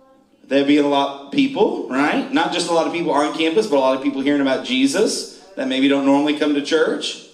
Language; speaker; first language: English; native; English